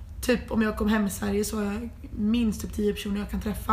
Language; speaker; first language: Swedish; native; Swedish